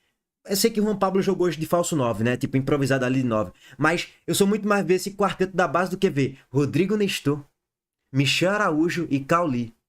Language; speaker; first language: Portuguese; native; Portuguese